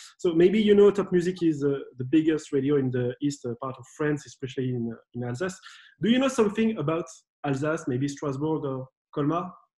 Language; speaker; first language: English; non-native, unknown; French